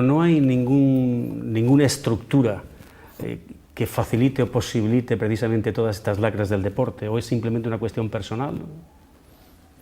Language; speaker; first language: Spanish; native; Spanish